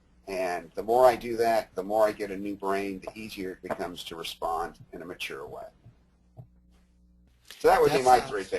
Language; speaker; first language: English; native; English